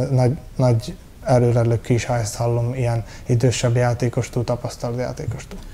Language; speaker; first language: Hungarian; early bilingual, heritage; Hungarian